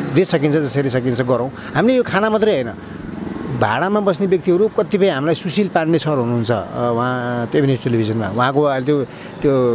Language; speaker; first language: Nepali; native; Nepali